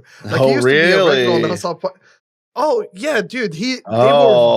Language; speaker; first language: English; native; English